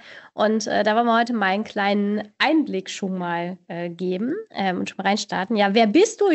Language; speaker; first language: German; native; German